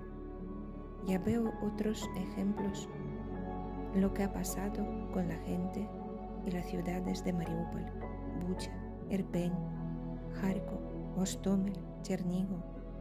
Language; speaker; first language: Spanish; non-native, fluent; Ukrainian